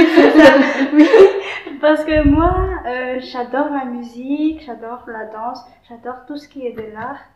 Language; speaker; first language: French; non-native, local second language; Malagasy